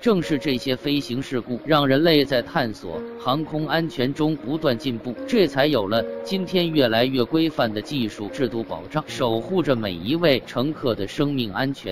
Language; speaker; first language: Chinese; native; Chinese